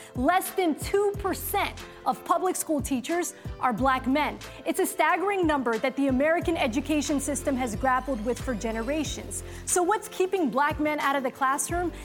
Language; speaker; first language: English; non-native, fluent; Somali